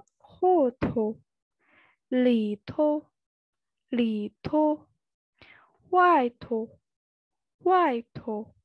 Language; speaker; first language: Chinese; non-native, fluent; Indonesian